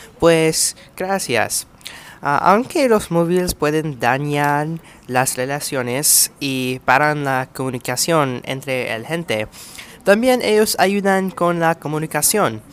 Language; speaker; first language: Spanish; non-native, learner; English